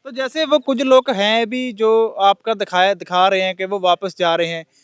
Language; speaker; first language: Hindi; non-native, local second language; Punjabi